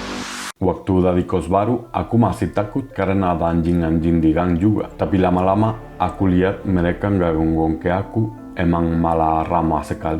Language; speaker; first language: Indonesian; non-native, fluent; Spanish